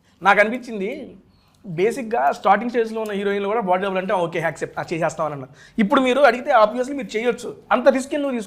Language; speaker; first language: Telugu; native; Telugu